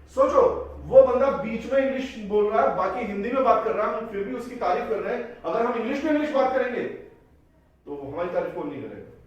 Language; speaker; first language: Hindi; native; Hindi